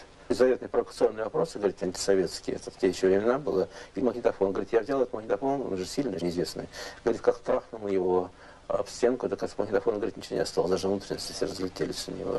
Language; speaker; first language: Russian; native; Russian